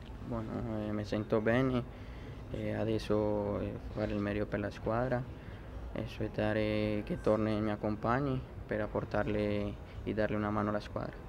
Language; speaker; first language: Italian; non-native, learner; Spanish